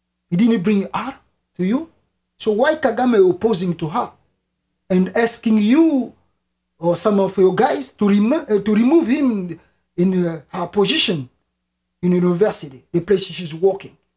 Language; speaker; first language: English; non-native, fluent; Lingala